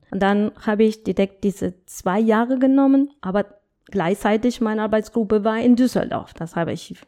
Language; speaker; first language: German; non-native, fluent; Spanish